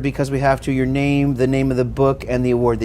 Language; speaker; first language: English; native; English